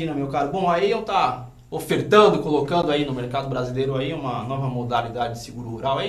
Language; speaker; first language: Portuguese; native; Portuguese